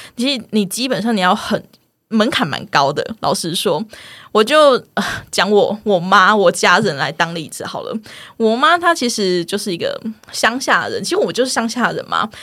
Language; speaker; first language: Chinese; non-native, local second language; Min Nan Chinese